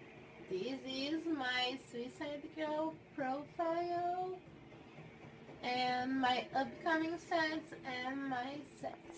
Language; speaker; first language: English; non-native, fluent; Portuguese